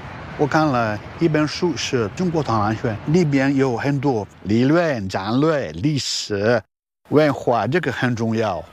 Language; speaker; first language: Chinese; non-native, learner; Italian